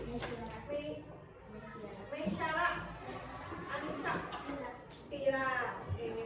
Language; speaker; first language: Indonesian; native; Indonesian